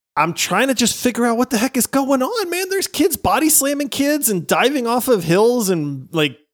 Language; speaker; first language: English; native; English